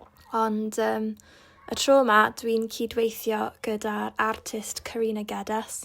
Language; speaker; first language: Welsh; non-native, local second language; English